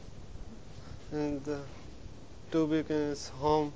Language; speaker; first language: English; non-native, learner; Punjabi